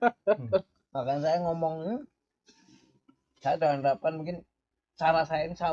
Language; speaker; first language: Indonesian; native; Indonesian